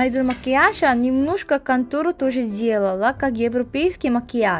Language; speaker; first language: Russian; non-native, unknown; Korean